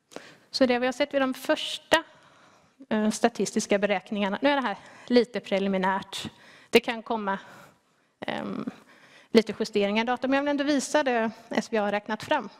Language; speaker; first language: Swedish; native; Swedish